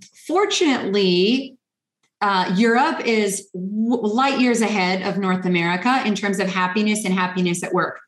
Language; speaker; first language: English; native; English